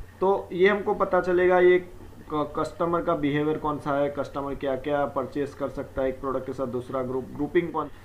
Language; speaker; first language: Hindi; non-native, local second language; Gujarati